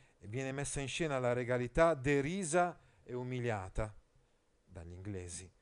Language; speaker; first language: Italian; native; Italian